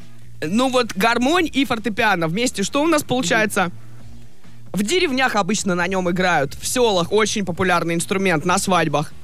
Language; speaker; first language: Russian; native; Russian